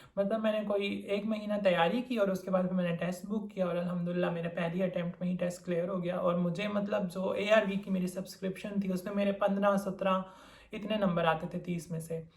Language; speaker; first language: Urdu; non-native, local second language; Punjabi